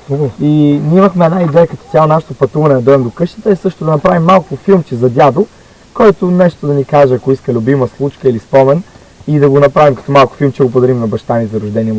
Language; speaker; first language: Bulgarian; native; Bulgarian